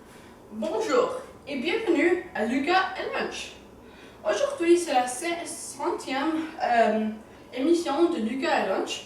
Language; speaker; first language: French; non-native, learner; English